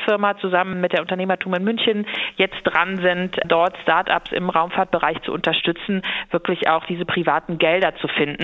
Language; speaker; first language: German; native; German